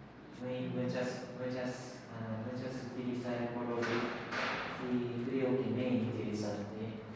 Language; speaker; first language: Spanish; non-native, learner; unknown